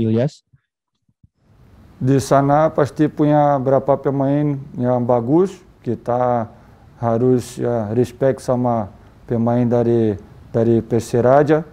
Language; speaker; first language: Indonesian; non-native, learner; Portuguese